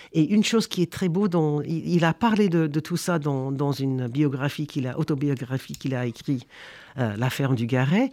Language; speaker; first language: French; non-native, fluent; English